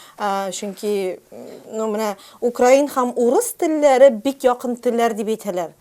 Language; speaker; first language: Tatar; native; Tatar